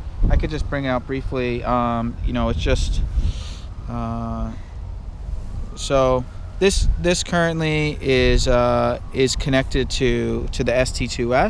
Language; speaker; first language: English; native; English